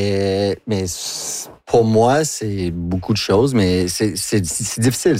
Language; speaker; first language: French; non-native, local second language; English